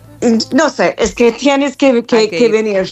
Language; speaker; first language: Spanish; non-native, fluent; English